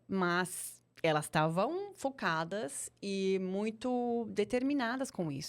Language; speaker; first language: Portuguese; non-native, fluent; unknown